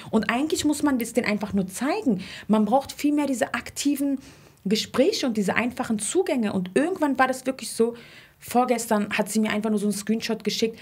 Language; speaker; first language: German; early bilingual, other home language; Turkish